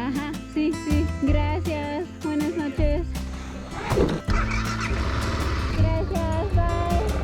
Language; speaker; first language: Spanish; non-native, learner; English